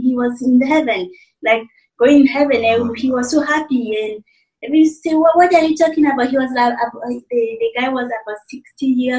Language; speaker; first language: English; non-native, fluent; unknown